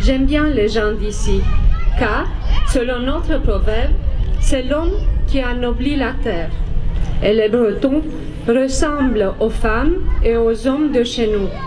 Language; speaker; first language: French; non-native, fluent; Romanian